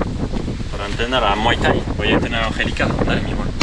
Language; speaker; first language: Spanish; non-native, learner; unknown